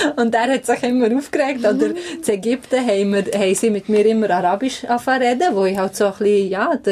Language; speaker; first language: German; early bilingual, other home language; Albanian